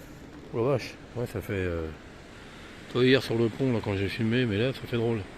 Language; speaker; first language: French; native; French